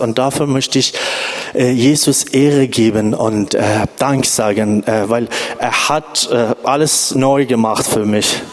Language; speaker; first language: German; non-native, fluent; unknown